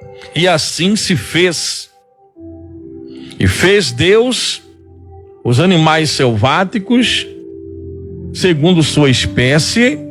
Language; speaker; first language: Portuguese; native; Portuguese